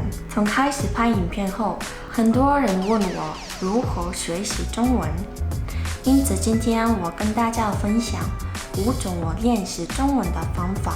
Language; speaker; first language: Chinese; non-native, fluent; Mongolian